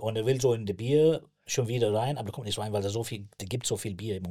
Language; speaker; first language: German; non-native, learner; English